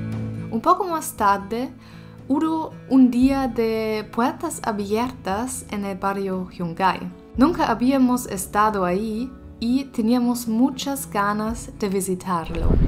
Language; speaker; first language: Spanish; non-native, learner; German